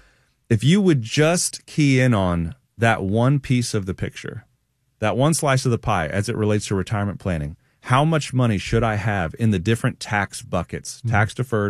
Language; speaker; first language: English; native; English